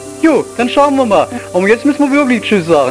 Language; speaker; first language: German; native; German